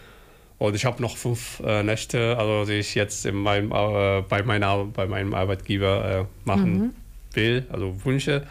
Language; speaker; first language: German; non-native, fluent; Somali